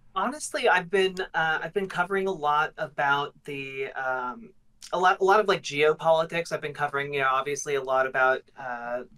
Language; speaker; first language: English; native; English